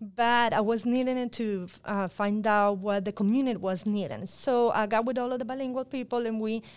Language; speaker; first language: English; non-native, fluent; Spanish